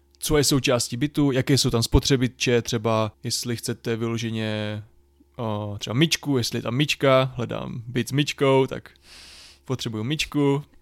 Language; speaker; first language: Czech; native; Czech